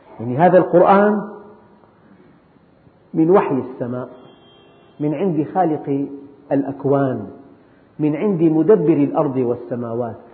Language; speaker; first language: Arabic; native; Arabic